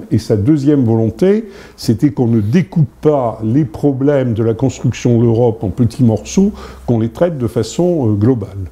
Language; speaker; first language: French; native; French